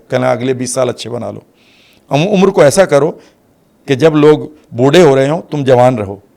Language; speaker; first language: Hindi; native; Hindi